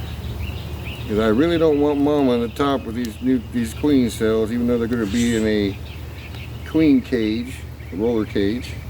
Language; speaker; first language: English; native; English